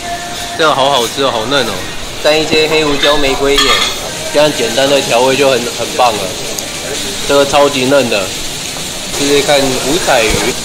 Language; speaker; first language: Chinese; native; Chinese